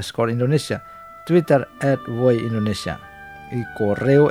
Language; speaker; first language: Spanish; non-native, fluent; Indonesian